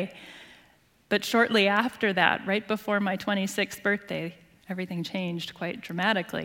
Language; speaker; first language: English; native; English